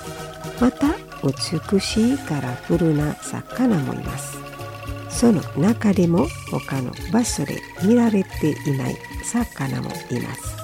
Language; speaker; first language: Japanese; non-native, fluent; Indonesian